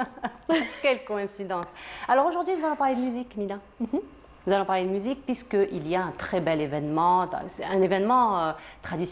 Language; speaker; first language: French; native; French